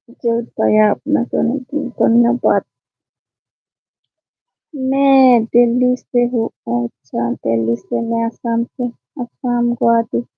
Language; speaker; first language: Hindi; non-native, local second language; Assamese